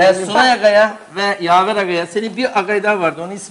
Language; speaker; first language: Turkish; native; Turkish